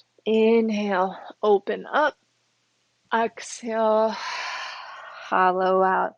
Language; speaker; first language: English; native; English